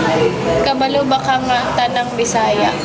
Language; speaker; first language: Cebuano; non-native, local second language; Filipino